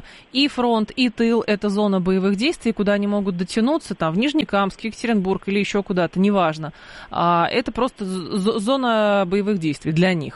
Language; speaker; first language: Russian; native; Russian